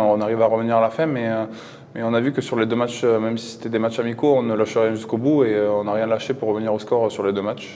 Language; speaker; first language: French; native; French